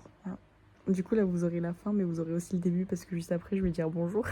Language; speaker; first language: French; native; French